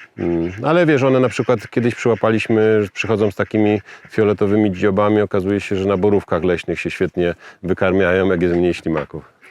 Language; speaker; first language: Polish; native; Polish